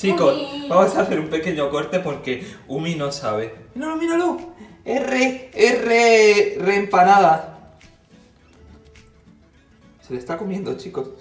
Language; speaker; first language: Spanish; native; Spanish